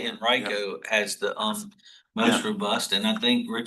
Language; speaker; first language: English; native; English